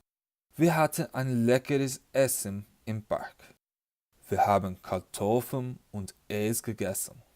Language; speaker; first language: German; non-native, learner; English